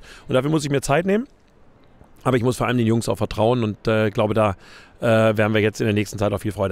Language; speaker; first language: German; native; German